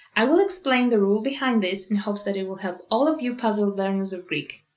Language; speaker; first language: English; non-native, fluent; Greek